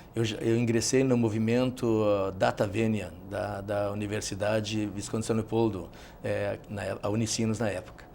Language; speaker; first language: Portuguese; native; Portuguese